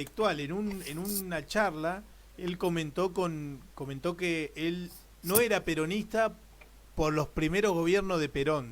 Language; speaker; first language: Spanish; native; Spanish